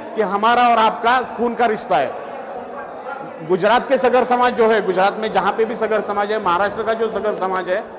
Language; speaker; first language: Hindi; non-native, local second language; Marathi